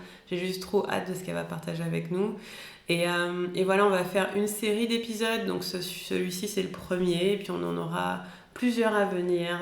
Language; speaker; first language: French; native; French